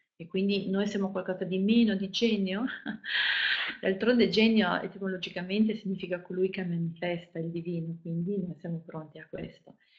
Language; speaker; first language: Italian; non-native, fluent; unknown